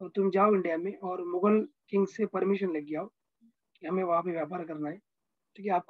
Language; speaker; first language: Hindi; non-native, local second language; Marathi